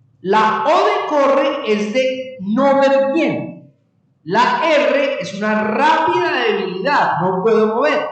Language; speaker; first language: Spanish; native; Spanish